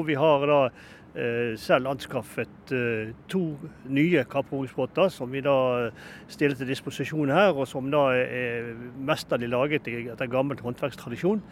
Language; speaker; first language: Norwegian; native; Norwegian